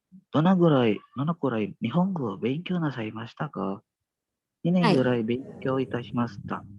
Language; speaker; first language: Japanese; non-native, learner; Indonesian